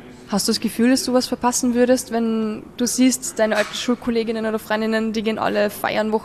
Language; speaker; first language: German; native; German